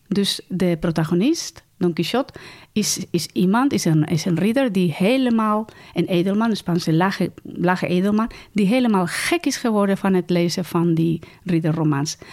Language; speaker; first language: Dutch; non-native, fluent; Spanish